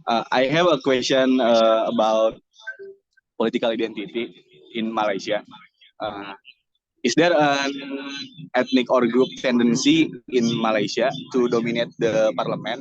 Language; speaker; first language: English; non-native, fluent; Indonesian